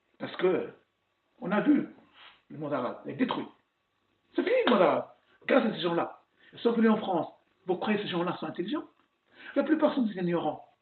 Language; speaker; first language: French; non-native, local second language; Arabic